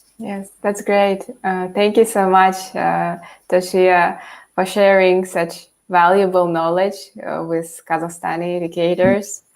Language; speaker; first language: English; non-native, fluent; Russian